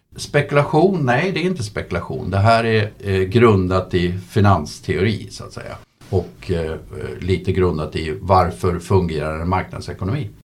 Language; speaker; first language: Swedish; native; Swedish